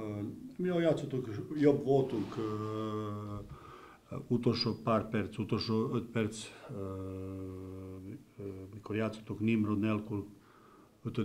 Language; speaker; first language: Hungarian; non-native, learner; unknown